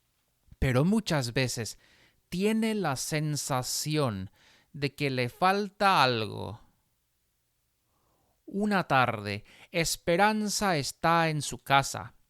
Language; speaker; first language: Spanish; non-native, fluent; English